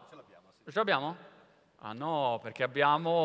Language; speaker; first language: Italian; native; Italian